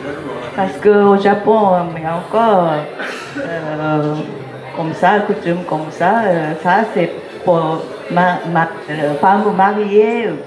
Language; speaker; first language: French; non-native, learner; Japanese